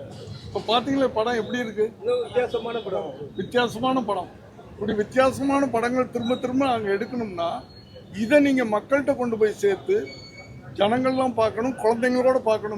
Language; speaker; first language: Tamil; native; Tamil